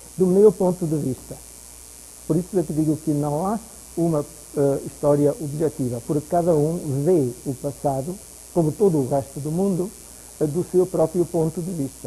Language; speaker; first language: Portuguese; non-native, fluent; German